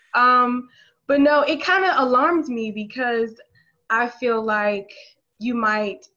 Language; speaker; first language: English; native; English